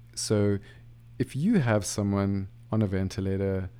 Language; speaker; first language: English; native; English